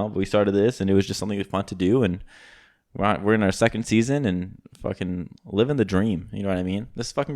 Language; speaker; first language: English; native; English